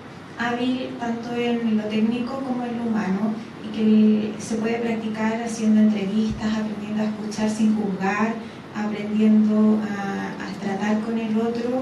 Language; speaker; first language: Spanish; native; Spanish